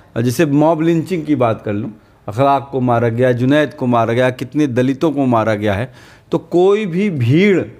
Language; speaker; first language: Hindi; native; Hindi